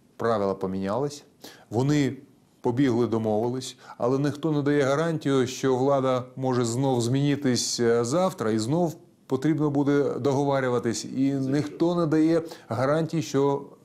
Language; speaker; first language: Ukrainian; non-native, local second language; Russian